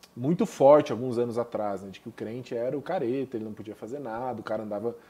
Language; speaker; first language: Portuguese; native; Portuguese